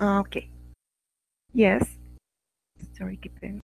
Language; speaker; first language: English; non-native, learner; Spanish